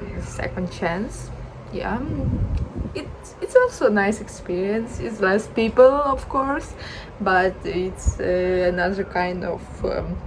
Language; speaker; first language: English; non-native, learner; Ukrainian